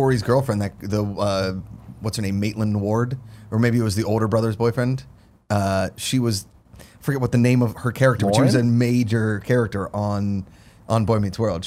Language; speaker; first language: English; native; English